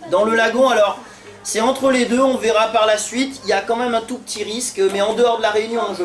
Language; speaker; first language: French; native; French